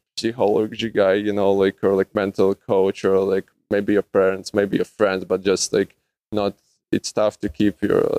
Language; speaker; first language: English; non-native, learner; Russian